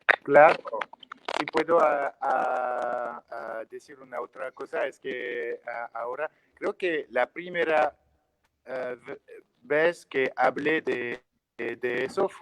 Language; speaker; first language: Spanish; non-native, learner; French